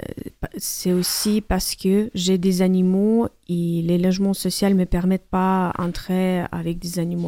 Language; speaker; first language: French; non-native, learner; Ukrainian